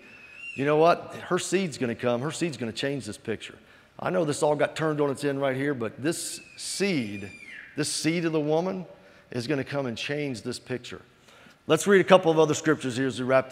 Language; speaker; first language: English; native; English